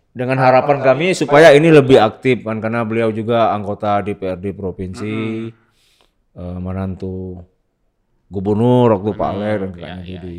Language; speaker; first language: Indonesian; native; Indonesian